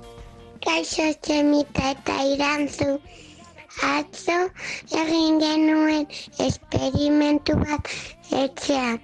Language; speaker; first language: Basque; non-native, local second language; Spanish